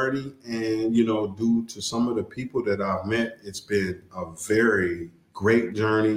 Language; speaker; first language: English; native; English